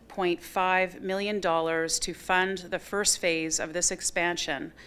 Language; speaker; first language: English; native; English